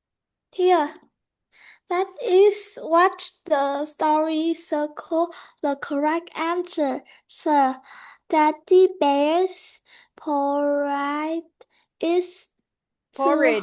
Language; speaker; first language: English; non-native, learner; Vietnamese